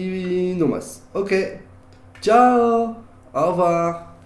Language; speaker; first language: Spanish; non-native, learner; French